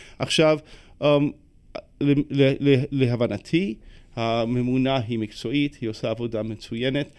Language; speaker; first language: Hebrew; non-native, fluent; English